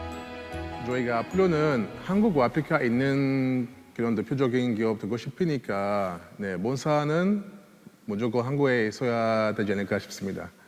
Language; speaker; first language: Korean; non-native, fluent; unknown